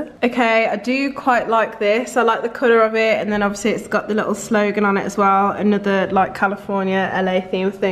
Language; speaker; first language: English; native; English